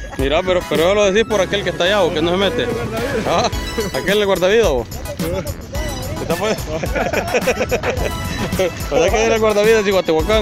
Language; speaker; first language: Spanish; native; Spanish